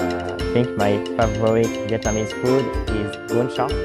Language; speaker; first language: English; non-native, learner; French